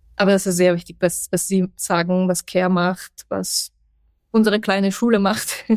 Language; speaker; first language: German; non-native, fluent; Persian